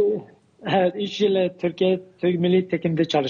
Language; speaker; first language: Turkish; non-native, learner; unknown